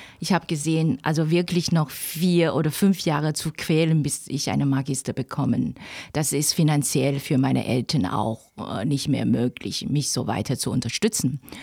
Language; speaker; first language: German; non-native, fluent; Chinese